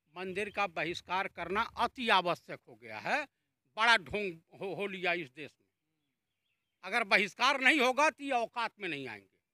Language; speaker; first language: Hindi; native; Hindi